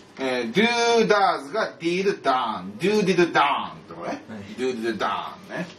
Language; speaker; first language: English; non-native, fluent; Japanese